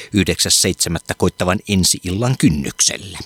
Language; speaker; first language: Finnish; native; Finnish